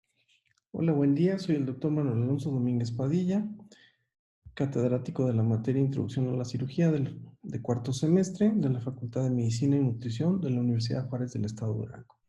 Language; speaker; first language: Spanish; native; Spanish